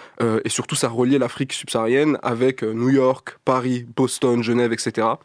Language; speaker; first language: French; native; French